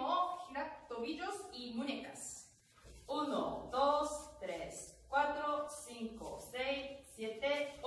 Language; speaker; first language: Spanish; non-native, learner; Korean